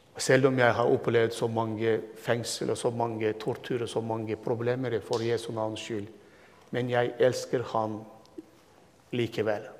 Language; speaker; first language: Norwegian; non-native, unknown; Turkmen